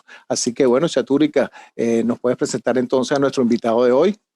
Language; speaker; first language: Spanish; native; Spanish